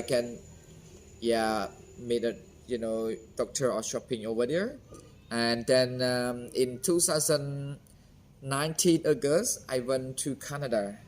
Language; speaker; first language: English; non-native, fluent; Khmer